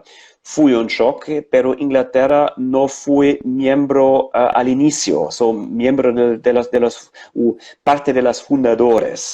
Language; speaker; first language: Spanish; non-native, fluent; German